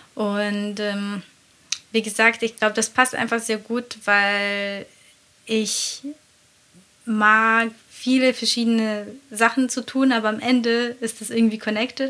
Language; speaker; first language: German; non-native, fluent; Latvian